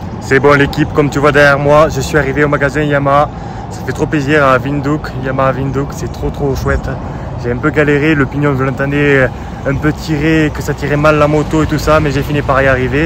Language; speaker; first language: French; native; French